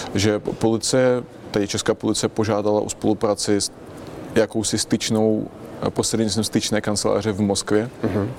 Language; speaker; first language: Czech; non-native, fluent; Russian